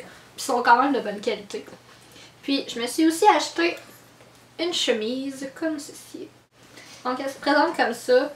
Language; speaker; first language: French; native; French